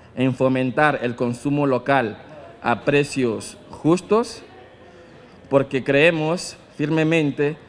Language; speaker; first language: Spanish; non-native, fluent; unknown